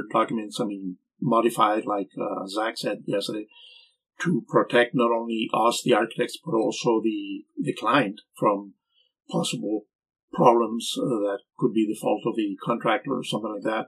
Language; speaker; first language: English; non-native, fluent; Spanish